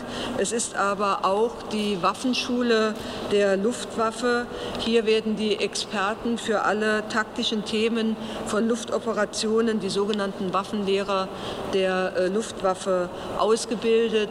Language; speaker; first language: German; native; German